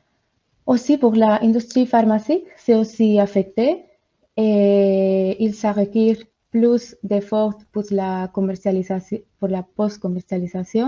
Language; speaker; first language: French; non-native, learner; Spanish